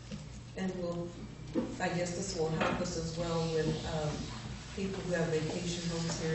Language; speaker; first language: English; native; English